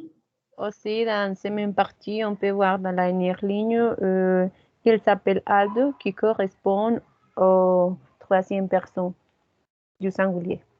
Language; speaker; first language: French; non-native, learner; Spanish